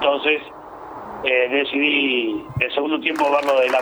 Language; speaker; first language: Spanish; native; Spanish